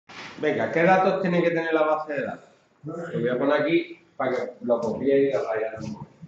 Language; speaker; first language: Spanish; native; Spanish